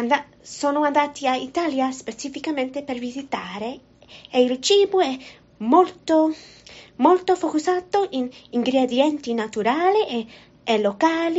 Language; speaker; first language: Italian; non-native, learner; English